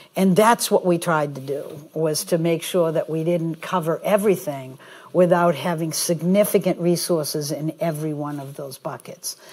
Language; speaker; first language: English; native; English